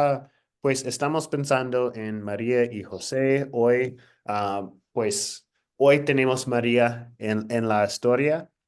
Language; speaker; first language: Spanish; non-native, fluent; English